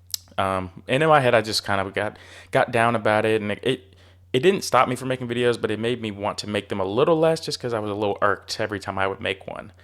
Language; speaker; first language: English; native; English